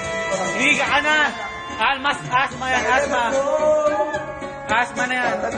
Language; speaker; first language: Filipino; native; Filipino